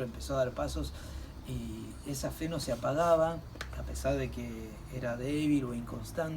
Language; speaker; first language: Spanish; native; Spanish